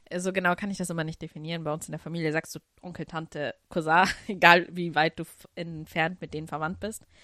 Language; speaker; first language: German; early bilingual, other home language; Russian